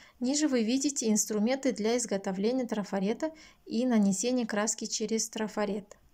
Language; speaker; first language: Russian; non-native, local second language; Kazakh